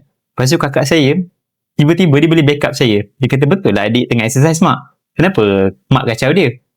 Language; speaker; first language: Malay; non-native, local second language; Tamil